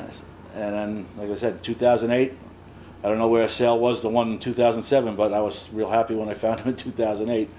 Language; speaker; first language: English; native; English